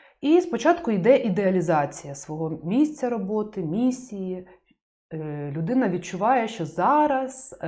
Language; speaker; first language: Ukrainian; native; Ukrainian